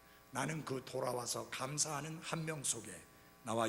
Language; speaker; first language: Korean; native; Korean